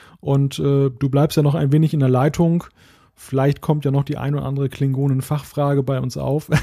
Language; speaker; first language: German; native; German